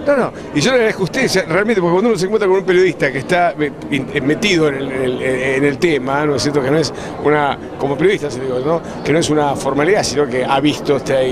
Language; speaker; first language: Spanish; native; Spanish